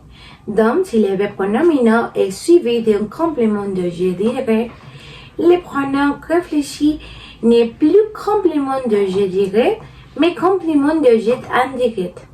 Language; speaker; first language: French; non-native, learner; Spanish